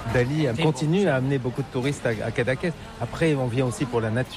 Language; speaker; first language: French; native; French